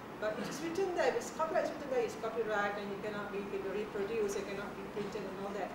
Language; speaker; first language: English; non-native, local second language; Malay